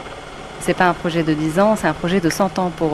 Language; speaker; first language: French; native; French